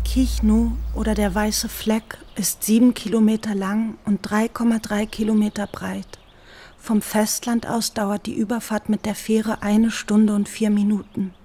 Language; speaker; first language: German; native; German